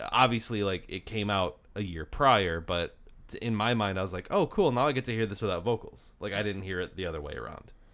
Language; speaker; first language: English; native; English